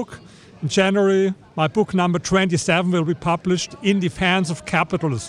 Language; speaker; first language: English; non-native, fluent; German